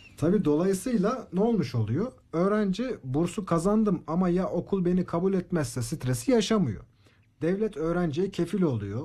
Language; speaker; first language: Turkish; native; Turkish